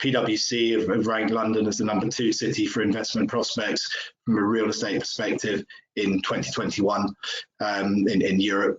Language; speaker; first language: English; native; English